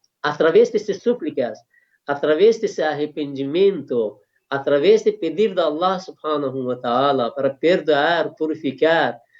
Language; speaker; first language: Portuguese; non-native, learner; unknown